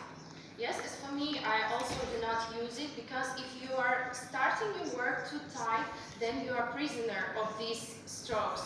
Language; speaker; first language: English; non-native, fluent; Russian